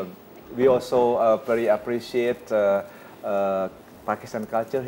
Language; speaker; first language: English; non-native, fluent; Indonesian